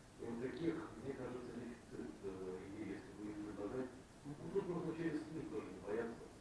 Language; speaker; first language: Russian; native; Russian